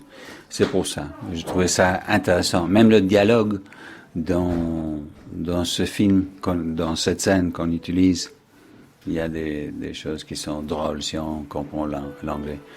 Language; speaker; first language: French; non-native, fluent; English